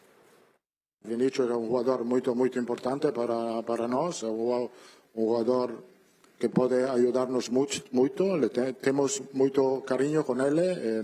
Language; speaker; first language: Portuguese; non-native, learner; Italian